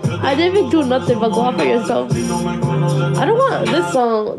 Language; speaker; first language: English; early bilingual, other home language; Spanish